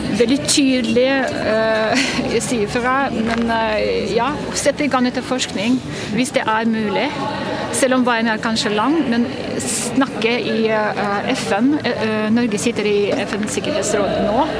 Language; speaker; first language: Norwegian; non-native, fluent; Russian